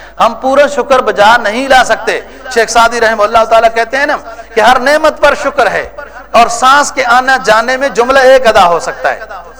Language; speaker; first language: Urdu; non-native, local second language; Punjabi